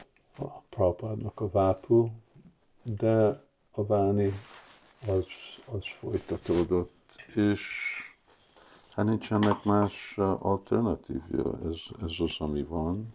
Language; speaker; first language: Hungarian; early bilingual, heritage; Hungarian